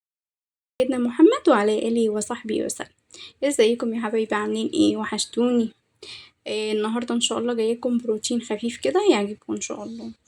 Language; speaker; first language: Arabic; native; Arabic